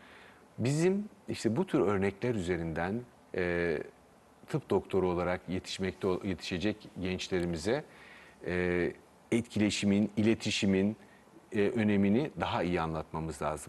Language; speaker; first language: Turkish; native; Turkish